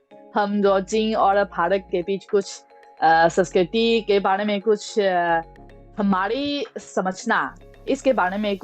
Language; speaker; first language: Hindi; non-native, fluent; Chinese